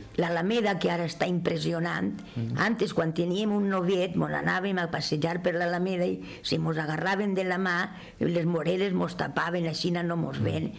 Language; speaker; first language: Catalan; native; Catalan